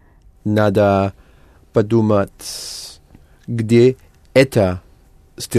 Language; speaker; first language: Russian; non-native, learner; English